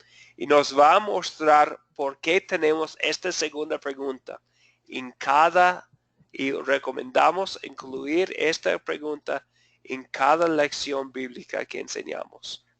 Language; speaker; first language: Spanish; non-native, fluent; English